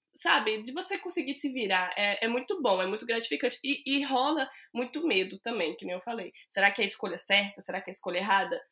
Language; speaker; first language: Portuguese; native; Portuguese